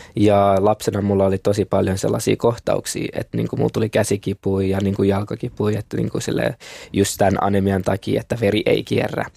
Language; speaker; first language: Finnish; early bilingual, other home language; Kinyarwanda